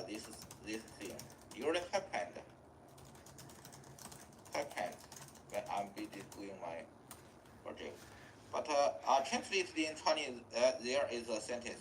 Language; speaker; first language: English; non-native, learner; Chinese